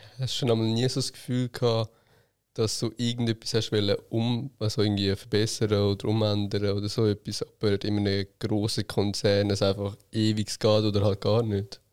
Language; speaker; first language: German; native; German